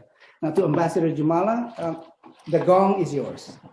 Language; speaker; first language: English; non-native, fluent; Indonesian